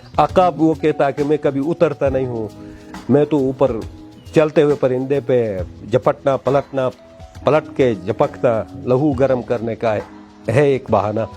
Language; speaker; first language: Urdu; non-native, local second language; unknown